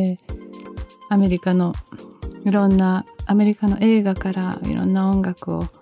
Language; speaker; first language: Japanese; early bilingual, heritage; Japanese